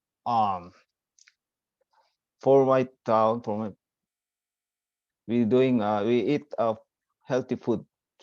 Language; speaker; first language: English; non-native, learner; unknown